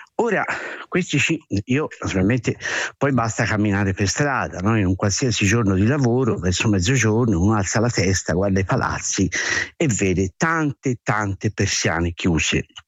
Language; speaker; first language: Italian; native; Italian